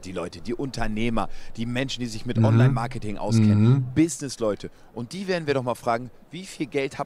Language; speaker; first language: German; native; German